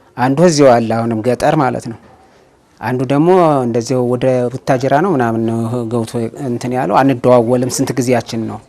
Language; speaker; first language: Amharic; native; Amharic